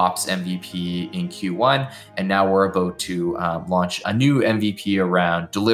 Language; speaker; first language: English; native; English